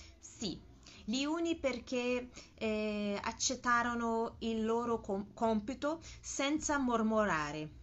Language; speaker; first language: Italian; non-native, learner; Portuguese